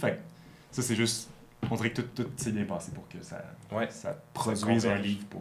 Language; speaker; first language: French; native; French